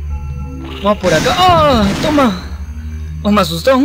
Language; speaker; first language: Spanish; native; Spanish